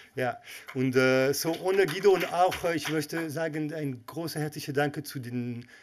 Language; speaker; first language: German; non-native, learner; Hebrew